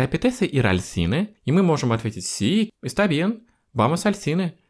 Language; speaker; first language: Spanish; non-native, fluent; Russian